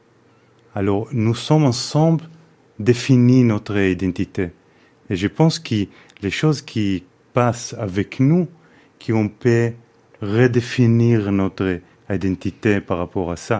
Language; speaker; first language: French; non-native, fluent; Hebrew